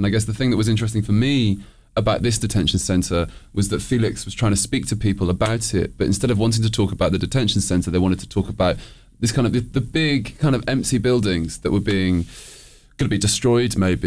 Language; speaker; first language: English; native; English